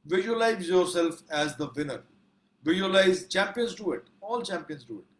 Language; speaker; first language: English; non-native, local second language; Punjabi